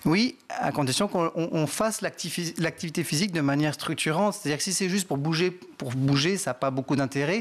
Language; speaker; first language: French; native; French